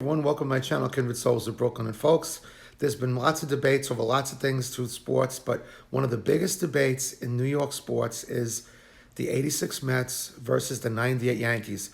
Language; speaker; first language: English; native; English